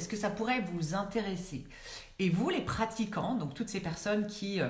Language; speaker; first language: French; native; French